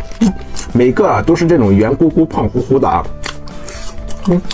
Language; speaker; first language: Chinese; native; Chinese